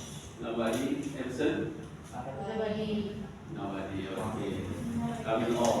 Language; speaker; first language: English; non-native, learner; Indonesian